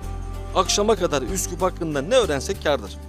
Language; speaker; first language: Turkish; native; Turkish